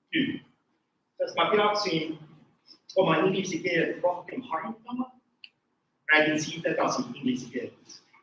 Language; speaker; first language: Estonian; early bilingual, heritage; Estonian